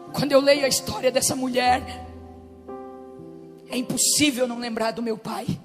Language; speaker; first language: Portuguese; native; Portuguese